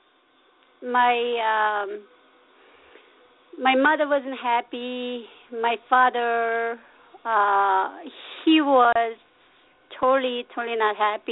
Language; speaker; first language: English; non-native, learner; Korean